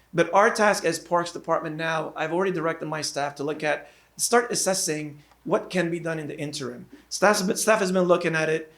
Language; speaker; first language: English; native; English